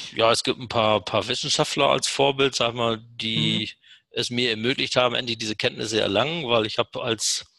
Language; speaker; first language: German; native; German